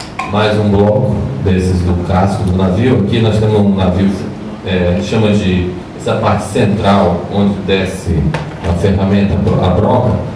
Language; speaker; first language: Portuguese; native; Portuguese